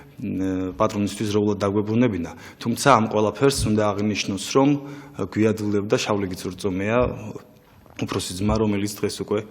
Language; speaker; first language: Georgian; non-native, local second language; Mingrelian